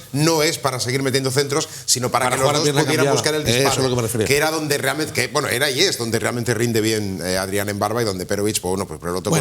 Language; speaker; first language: Spanish; native; Spanish